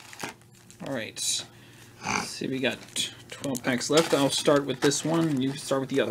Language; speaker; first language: English; native; English